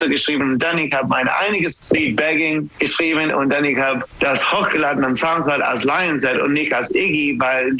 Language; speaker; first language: German; non-native, learner; English